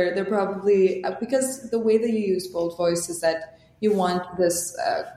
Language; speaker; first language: English; non-native, fluent; Albanian